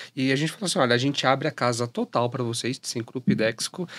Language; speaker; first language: Portuguese; native; Portuguese